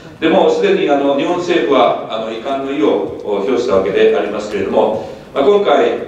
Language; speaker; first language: Japanese; native; Japanese